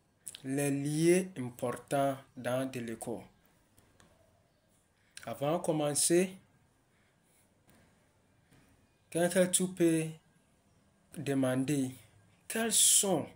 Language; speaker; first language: French; non-native, learner; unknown